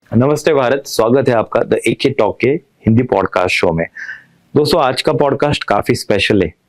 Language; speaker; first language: Hindi; non-native, local second language; Marathi